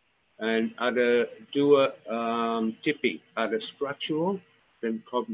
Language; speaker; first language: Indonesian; non-native, fluent; English